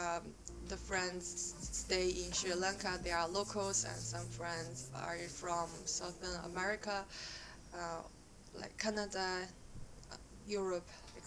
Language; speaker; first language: English; non-native, fluent; Chinese